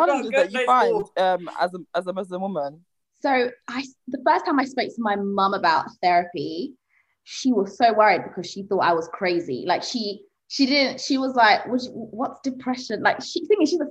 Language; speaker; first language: English; early bilingual, other home language; Swahili